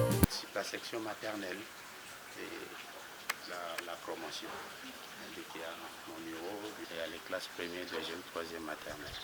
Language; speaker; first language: French; non-native, local second language; Lingala